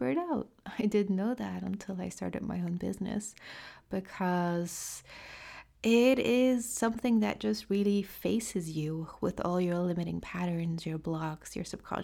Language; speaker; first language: English; non-native, fluent; French